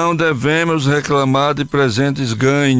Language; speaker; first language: Portuguese; native; Portuguese